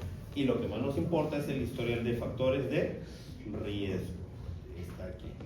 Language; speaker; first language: Spanish; native; Spanish